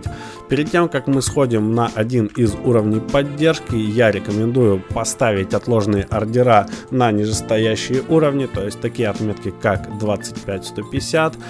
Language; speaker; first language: Russian; native; Russian